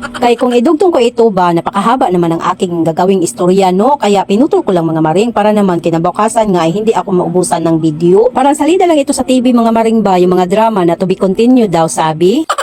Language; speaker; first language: Filipino; non-native, local second language; Cebuano